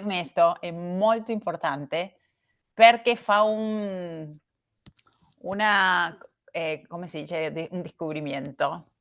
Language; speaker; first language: Italian; non-native, learner; Spanish